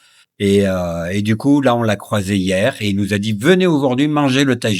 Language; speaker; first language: French; native; French